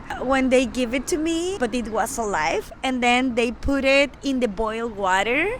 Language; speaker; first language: English; non-native, learner; Spanish